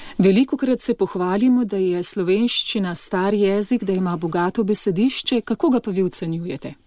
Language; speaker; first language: Slovenian; native; Slovenian